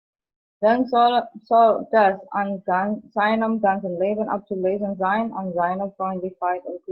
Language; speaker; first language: German; non-native, learner; Indonesian